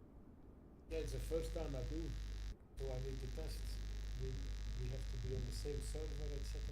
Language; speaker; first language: English; non-native, learner; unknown